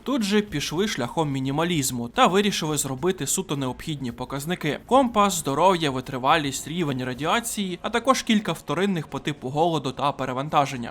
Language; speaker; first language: Ukrainian; native; Ukrainian